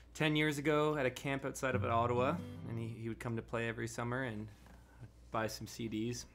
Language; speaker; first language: English; native; English